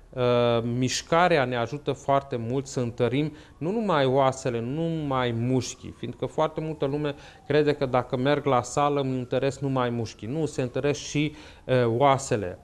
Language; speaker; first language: Romanian; native; Romanian